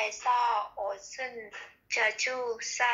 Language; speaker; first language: Korean; non-native, learner; Vietnamese